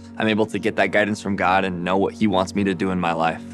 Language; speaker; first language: English; non-native, fluent; Portuguese